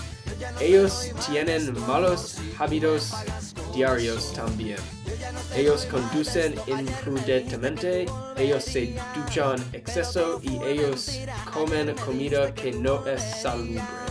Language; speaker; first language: Spanish; non-native, learner; English